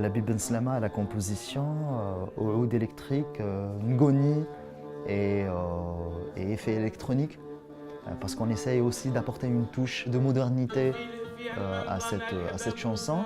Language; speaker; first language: French; non-native, local second language; Arabic